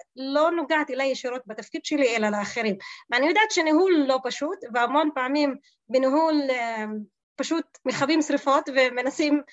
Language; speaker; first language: Hebrew; non-native, local second language; Arabic